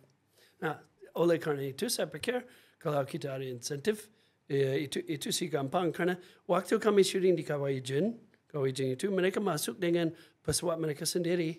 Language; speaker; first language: Indonesian; non-native, fluent; English